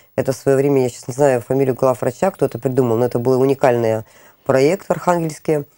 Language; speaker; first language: Russian; native; Russian